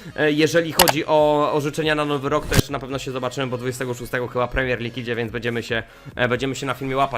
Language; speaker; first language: Polish; native; Polish